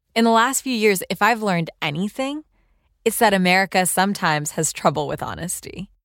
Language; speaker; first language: English; early bilingual, other home language; Urdu